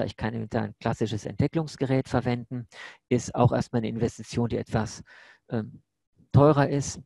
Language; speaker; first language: German; native; German